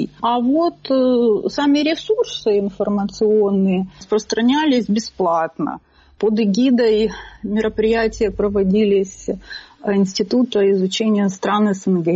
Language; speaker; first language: Russian; native; Russian